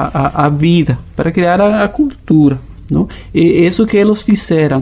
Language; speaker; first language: Portuguese; non-native, fluent; Spanish